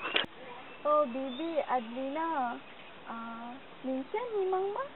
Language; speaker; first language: Chinese; non-native, learner; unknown